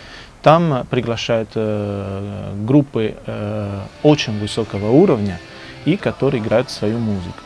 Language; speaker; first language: Russian; non-native, fluent; Italian